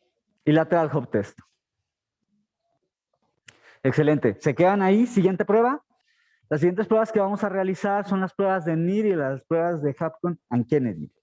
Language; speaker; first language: Spanish; native; Spanish